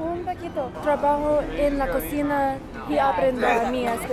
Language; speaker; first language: Spanish; non-native, learner; English